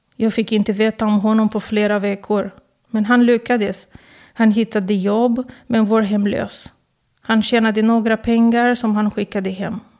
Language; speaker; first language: Swedish; non-native, fluent; Romanian